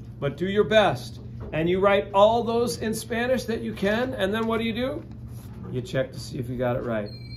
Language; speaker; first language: English; native; English